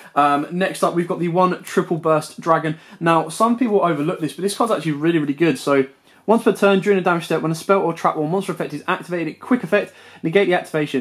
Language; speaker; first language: English; native; English